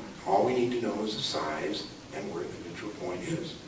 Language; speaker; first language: English; native; English